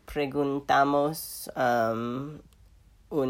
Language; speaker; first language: Spanish; non-native, learner; English